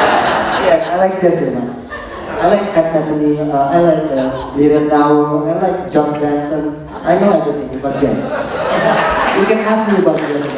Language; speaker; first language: English; non-native, local second language; Indonesian